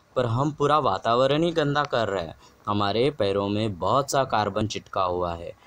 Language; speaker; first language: Hindi; non-native, local second language; Marathi